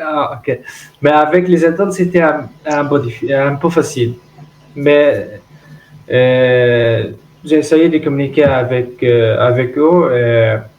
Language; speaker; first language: French; non-native, learner; Arabic